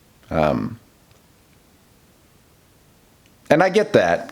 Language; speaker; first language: English; native; English